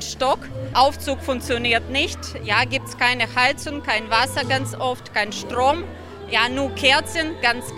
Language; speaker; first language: German; non-native, learner; Ukrainian